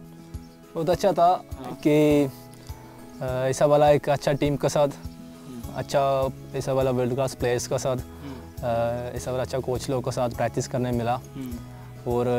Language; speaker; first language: Hindi; non-native, local second language; Malayalam